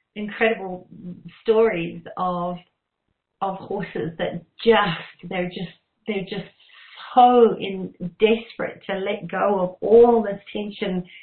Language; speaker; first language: English; native; English